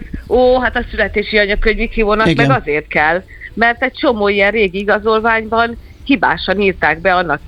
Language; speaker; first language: Hungarian; native; Hungarian